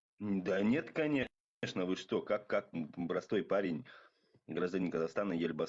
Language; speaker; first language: Russian; native; Russian